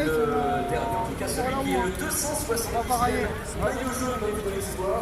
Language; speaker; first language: French; native; French